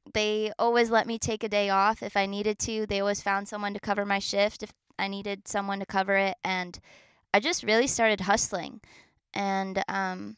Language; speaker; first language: English; native; English